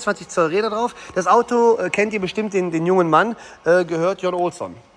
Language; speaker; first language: German; native; German